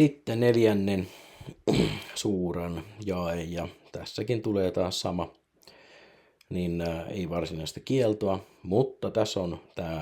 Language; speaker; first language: Finnish; native; Finnish